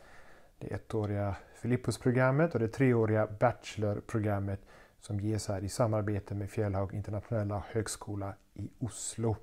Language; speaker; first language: Swedish; native; Swedish